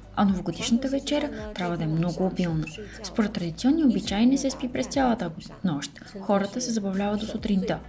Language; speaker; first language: Bulgarian; non-native, fluent; Chinese